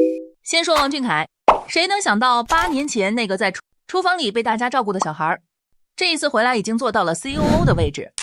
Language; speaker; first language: Chinese; native; Chinese